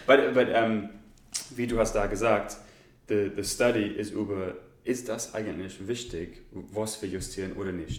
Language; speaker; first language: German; non-native, learner; English